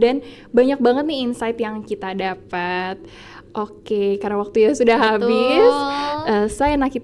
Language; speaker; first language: Indonesian; native; Indonesian